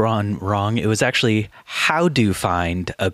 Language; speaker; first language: English; native; English